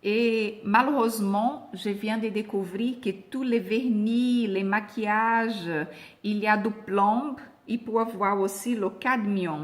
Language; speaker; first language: French; non-native, fluent; Portuguese